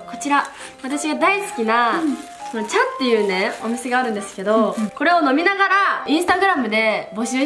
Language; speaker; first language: Japanese; native; Japanese